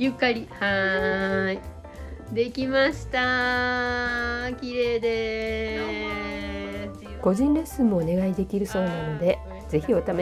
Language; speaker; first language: Japanese; native; Japanese